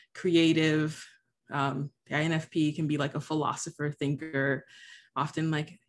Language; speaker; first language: English; early bilingual, other home language; Haitian Creole